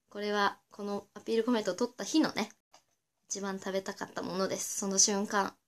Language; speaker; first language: Japanese; native; Japanese